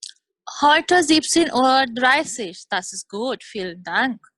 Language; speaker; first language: German; non-native, learner; Hindi